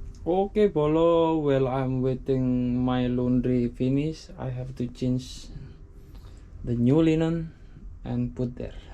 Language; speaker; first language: English; non-native, learner; Indonesian